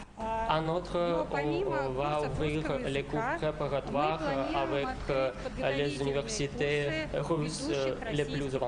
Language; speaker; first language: French; non-native, fluent; Russian